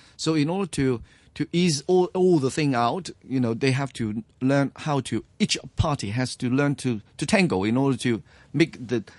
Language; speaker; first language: English; non-native, local second language; Cantonese